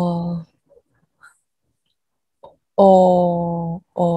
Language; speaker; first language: Cantonese; non-native, learner; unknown